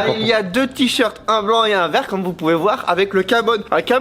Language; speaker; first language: French; native; French